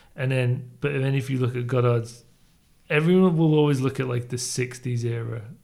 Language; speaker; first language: English; native; English